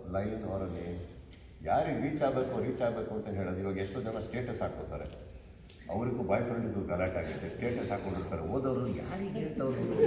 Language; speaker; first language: Kannada; native; Kannada